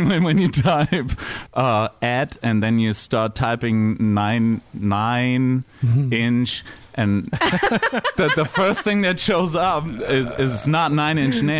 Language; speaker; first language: English; non-native, fluent; German